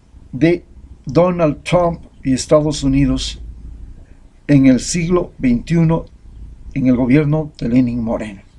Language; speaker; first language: Spanish; native; Spanish